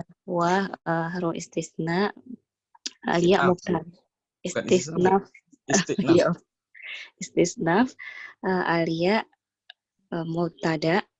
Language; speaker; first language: Arabic; non-native, learner; Indonesian